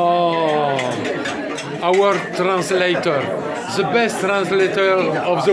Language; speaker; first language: English; non-native, learner; French